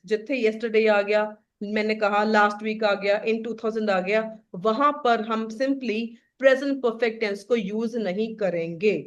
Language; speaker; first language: Hindi; non-native, local second language; Punjabi